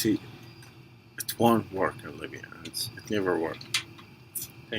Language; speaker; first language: English; non-native, fluent; Arabic